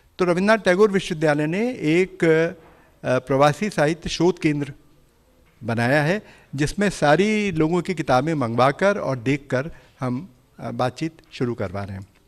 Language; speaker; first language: Hindi; native; Hindi